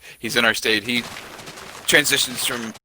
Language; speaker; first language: English; native; English